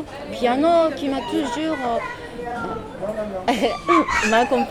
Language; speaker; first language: French; non-native, learner; Japanese